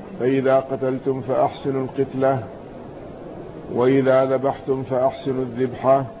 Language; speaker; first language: Arabic; native; Arabic